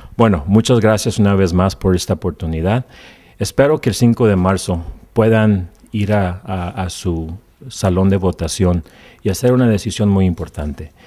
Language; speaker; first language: Spanish; early bilingual, heritage; Spanish